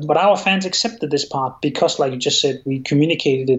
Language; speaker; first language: English; non-native, fluent; Danish